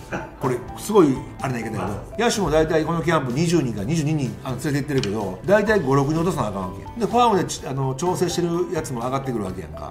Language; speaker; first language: Japanese; native; Japanese